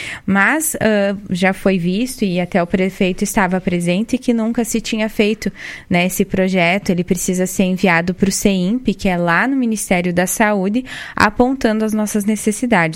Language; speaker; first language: Portuguese; native; Portuguese